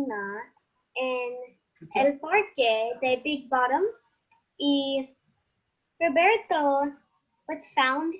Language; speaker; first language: Spanish; non-native, learner; English